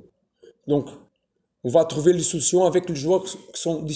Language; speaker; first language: French; non-native, fluent; Portuguese